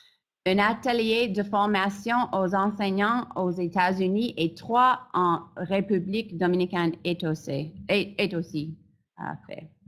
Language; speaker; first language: French; non-native, fluent; English